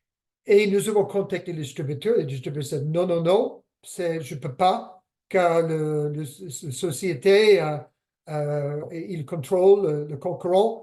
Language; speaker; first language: French; non-native, fluent; English